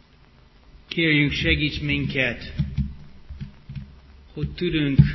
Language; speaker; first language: Hungarian; non-native, fluent; English